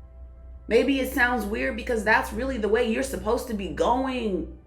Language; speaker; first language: English; native; English